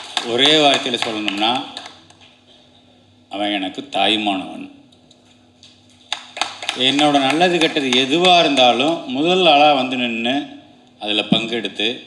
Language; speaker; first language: Tamil; native; Tamil